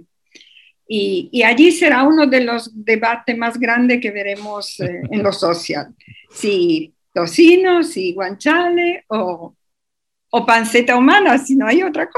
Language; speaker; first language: Spanish; non-native, fluent; Italian